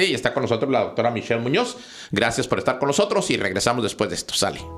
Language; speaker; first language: Spanish; native; Spanish